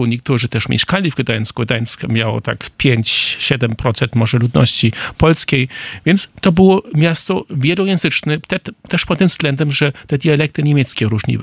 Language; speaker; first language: Polish; non-native, fluent; German